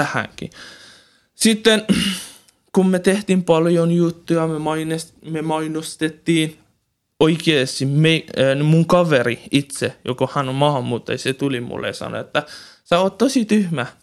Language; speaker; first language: Finnish; non-native, learner; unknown